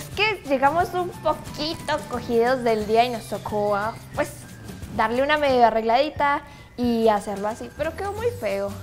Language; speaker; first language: Spanish; native; Spanish